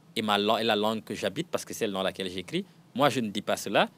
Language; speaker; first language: French; non-native, local second language; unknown